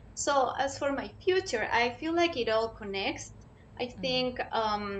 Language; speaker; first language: English; non-native, fluent; Spanish